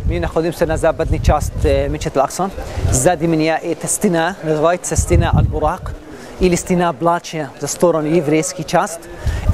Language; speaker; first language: Russian; non-native, learner; Arabic